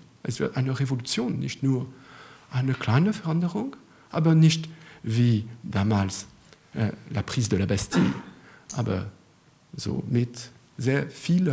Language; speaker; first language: German; non-native, fluent; French